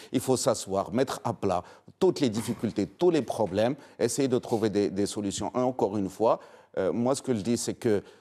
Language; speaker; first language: French; non-native, local second language; Arabic